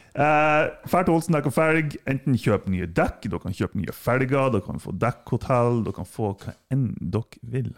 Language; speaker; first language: Norwegian; non-native, fluent; German